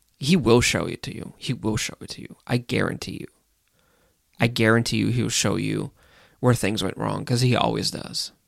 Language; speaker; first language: English; non-native, fluent; Portuguese